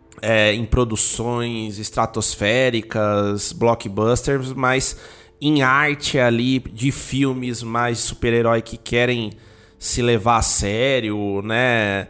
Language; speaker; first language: Portuguese; native; Portuguese